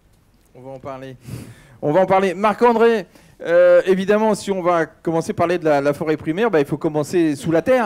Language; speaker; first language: French; native; French